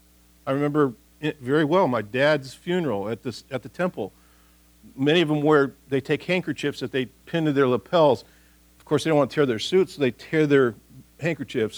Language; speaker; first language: English; native; English